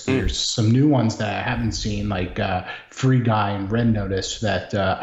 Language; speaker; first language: English; native; English